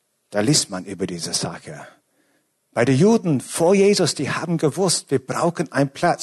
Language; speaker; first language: German; non-native, fluent; English